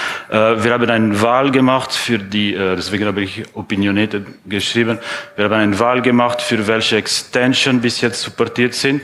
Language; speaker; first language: German; non-native, fluent; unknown